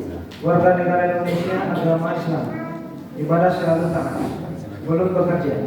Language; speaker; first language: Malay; non-native, local second language; Minangkabau